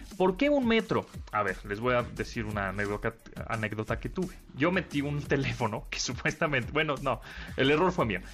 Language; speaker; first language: Spanish; native; Spanish